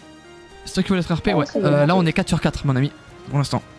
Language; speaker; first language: French; native; French